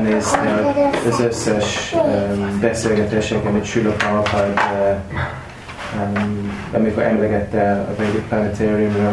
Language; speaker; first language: Hungarian; non-native, learner; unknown